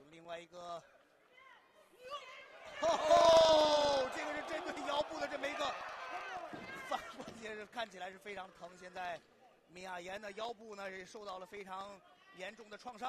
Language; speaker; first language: Chinese; native; Chinese